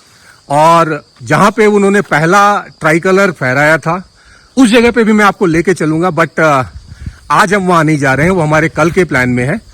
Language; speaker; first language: Hindi; native; Hindi